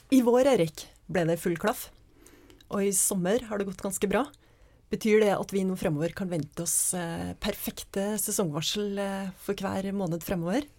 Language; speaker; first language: Norwegian; native; Norwegian